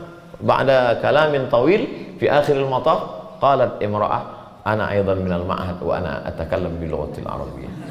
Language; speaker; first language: Arabic; non-native, fluent; Indonesian